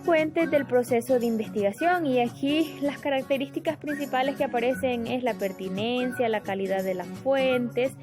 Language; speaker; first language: Spanish; native; Spanish